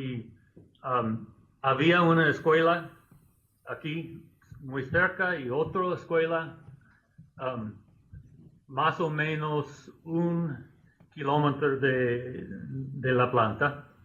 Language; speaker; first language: Spanish; non-native, fluent; English